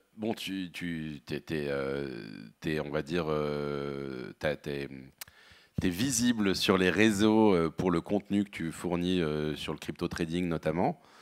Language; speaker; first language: French; native; French